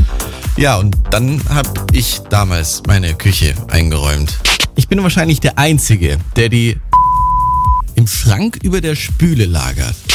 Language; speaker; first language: German; native; German